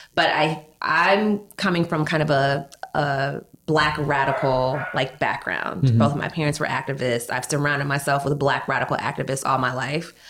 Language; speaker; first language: English; native; English